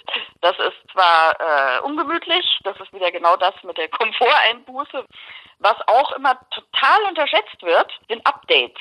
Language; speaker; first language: German; native; German